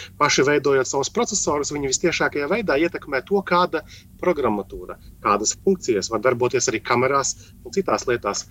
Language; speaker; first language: Latvian; native; Latvian